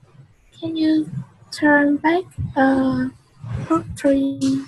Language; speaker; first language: English; non-native, learner; Vietnamese